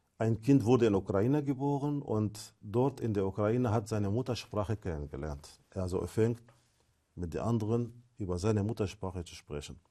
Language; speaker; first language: German; non-native, fluent; Arabic